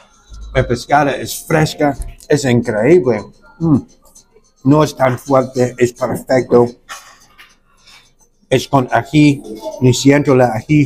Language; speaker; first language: Spanish; non-native, learner; English